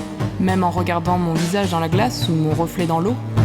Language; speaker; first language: French; native; French